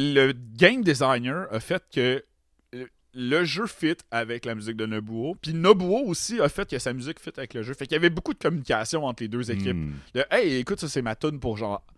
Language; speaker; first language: French; native; French